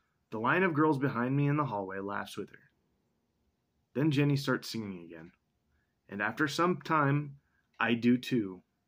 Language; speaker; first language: English; native; English